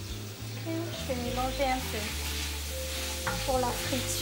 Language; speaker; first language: French; non-native, learner; Malagasy